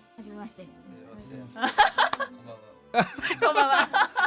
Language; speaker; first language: Japanese; native; Japanese